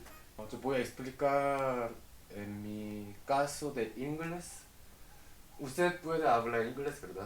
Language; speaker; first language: Spanish; non-native, fluent; Korean